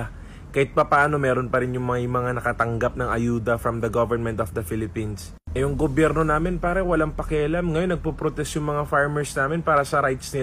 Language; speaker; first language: Filipino; non-native, local second language; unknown